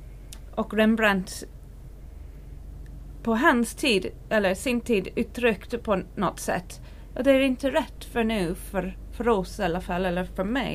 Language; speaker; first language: Swedish; non-native, learner; English